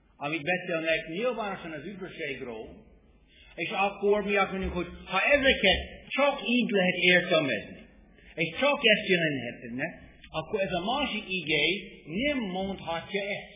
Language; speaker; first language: Hungarian; non-native, fluent; English